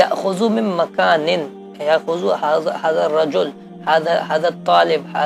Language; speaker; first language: Arabic; non-native, fluent; Urdu